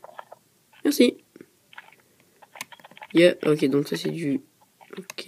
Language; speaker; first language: French; native; French